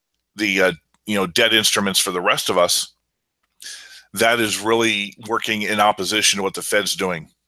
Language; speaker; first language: English; native; English